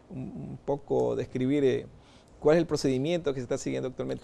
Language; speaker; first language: Spanish; native; Spanish